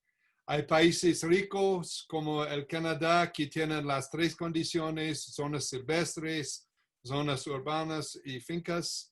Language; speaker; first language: Spanish; non-native, learner; English